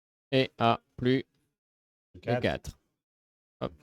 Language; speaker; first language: French; native; French